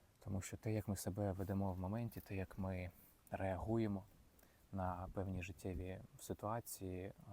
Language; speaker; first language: Ukrainian; non-native, local second language; Russian